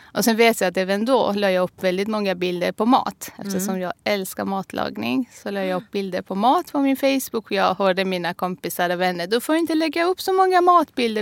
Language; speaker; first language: Swedish; non-native, fluent; Persian